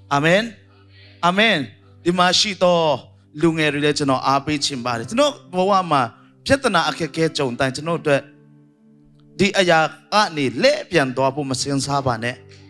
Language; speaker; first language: Burmese; non-native, local second language; Tedim Chin